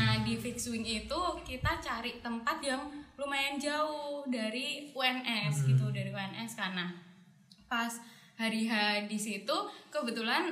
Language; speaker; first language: Indonesian; native; Indonesian